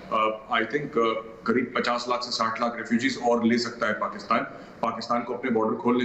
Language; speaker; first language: Hindi; native; Hindi